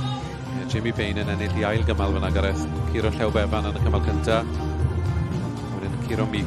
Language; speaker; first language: Welsh; native; Welsh